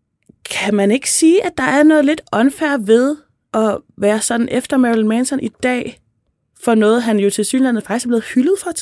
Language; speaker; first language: Danish; native; Danish